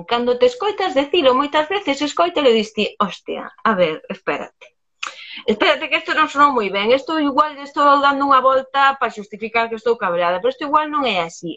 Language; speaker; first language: Galician; native; Galician